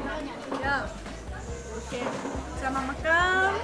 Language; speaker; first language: Indonesian; non-native, learner; Japanese